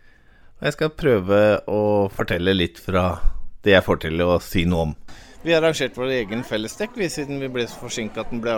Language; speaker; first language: Norwegian; native; Norwegian